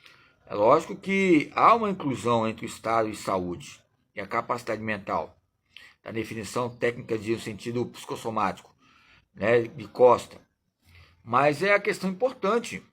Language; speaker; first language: Portuguese; native; Portuguese